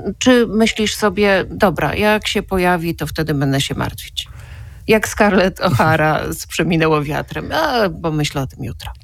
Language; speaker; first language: Polish; native; Polish